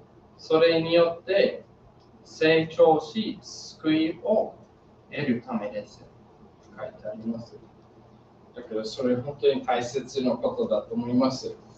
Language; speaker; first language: Japanese; non-native, learner; English